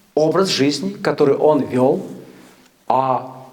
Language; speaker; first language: Russian; native; Russian